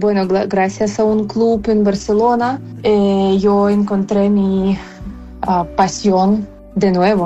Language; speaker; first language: Spanish; non-native, fluent; Ukrainian